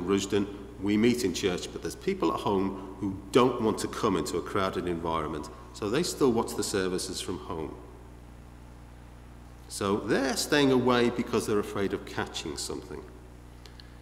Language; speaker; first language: English; native; English